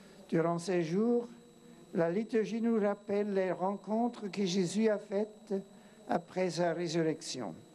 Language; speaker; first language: French; non-native, fluent; German